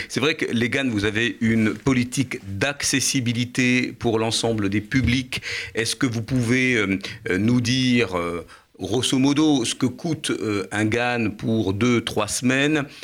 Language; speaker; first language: French; native; French